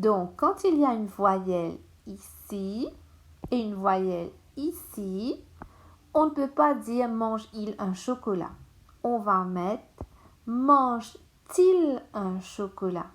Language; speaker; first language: French; non-native, local second language; Morisyen